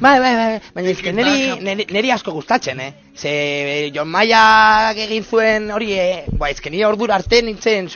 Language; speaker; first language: Basque; non-native, local second language; Spanish